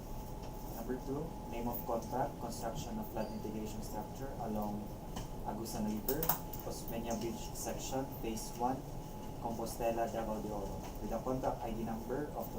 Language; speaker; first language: English; non-native, local second language; Cebuano